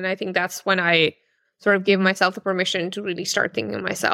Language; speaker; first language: English; non-native, local second language; Urdu